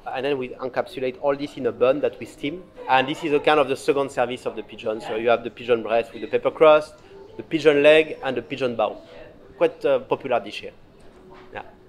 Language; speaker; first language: English; non-native, fluent; French